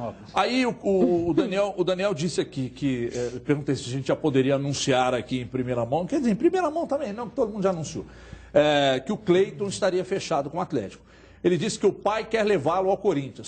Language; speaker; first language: Portuguese; native; Portuguese